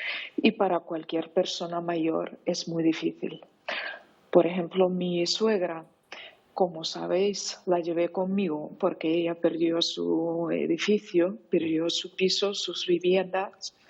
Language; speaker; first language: Spanish; non-native, fluent; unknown